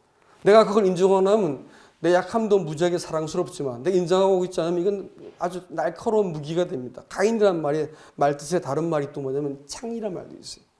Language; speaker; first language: Korean; native; Korean